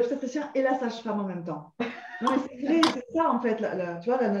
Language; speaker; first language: French; native; French